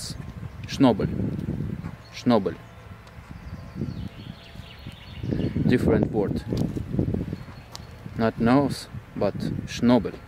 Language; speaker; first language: English; non-native, learner; Russian